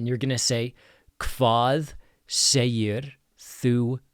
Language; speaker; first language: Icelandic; non-native, fluent; English